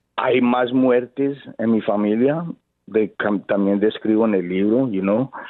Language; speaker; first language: Spanish; early bilingual, heritage; Spanish